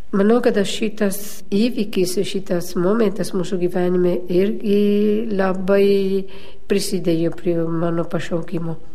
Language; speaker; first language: Lithuanian; non-native, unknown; Italian